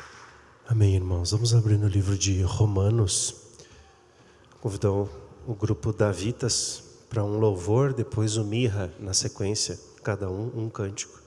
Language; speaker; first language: Portuguese; native; Portuguese